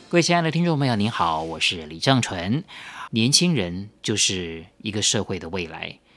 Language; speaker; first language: Chinese; native; Chinese